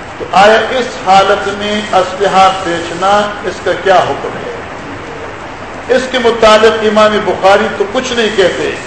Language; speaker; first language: Urdu; non-native, local second language; Pashto